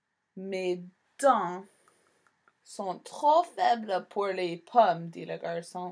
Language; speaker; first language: French; non-native, fluent; English